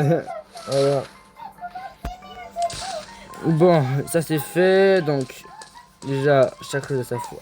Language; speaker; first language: French; native; French